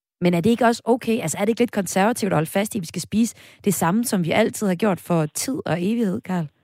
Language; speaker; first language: Danish; native; Danish